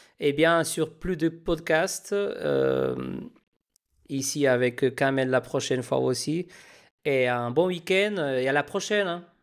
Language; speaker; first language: French; non-native, fluent; Spanish